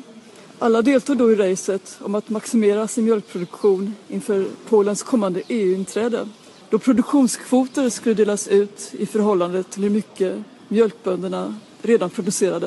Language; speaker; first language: Swedish; native; Swedish